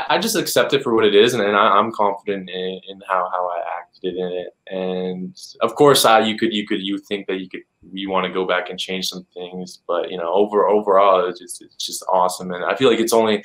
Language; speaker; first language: English; native; English